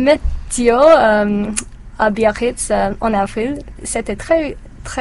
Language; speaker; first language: French; non-native, learner; English